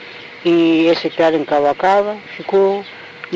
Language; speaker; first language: Portuguese; non-native, local second language; Tsonga